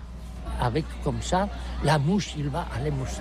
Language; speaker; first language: French; non-native, learner; Catalan